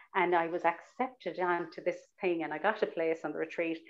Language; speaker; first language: English; native; English